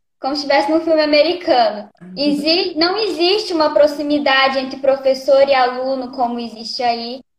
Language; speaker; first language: Portuguese; native; Portuguese